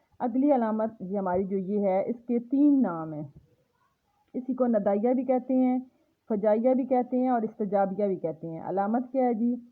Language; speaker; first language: Urdu; non-native, local second language; Punjabi